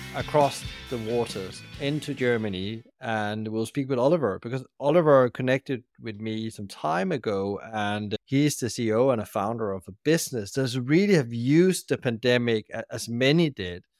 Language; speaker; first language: English; non-native, fluent; Danish